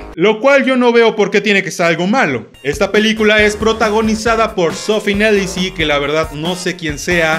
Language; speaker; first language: Spanish; native; Spanish